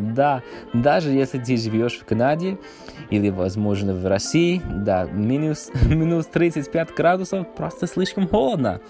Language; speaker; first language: Russian; non-native, learner; English